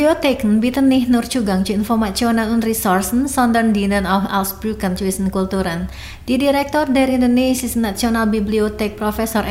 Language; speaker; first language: German; non-native, fluent; Indonesian